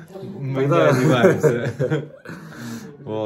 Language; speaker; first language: Russian; non-native, learner; Turkish